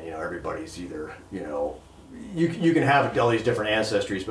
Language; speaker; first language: English; native; English